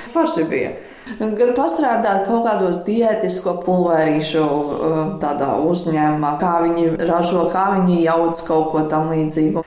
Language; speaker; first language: Latvian; native; Latvian